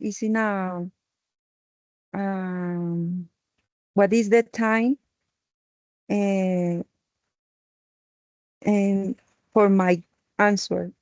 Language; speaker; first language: English; non-native, learner; Spanish